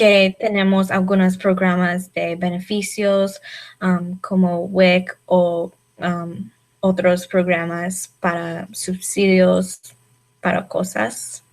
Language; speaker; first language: Spanish; non-native, learner; English